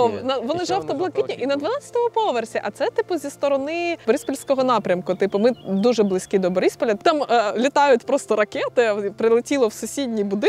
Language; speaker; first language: Ukrainian; native; Ukrainian